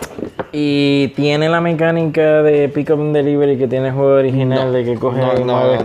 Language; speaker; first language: Spanish; native; Spanish